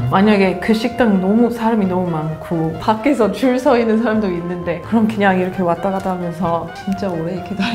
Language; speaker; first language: Korean; non-native, fluent; English